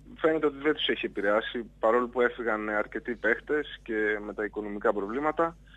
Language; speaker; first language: Greek; native; Greek